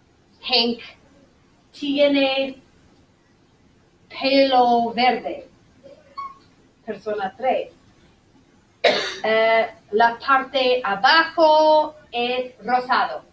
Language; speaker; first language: Spanish; non-native, fluent; English